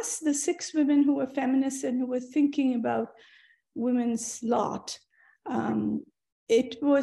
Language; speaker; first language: English; non-native, local second language; Bangla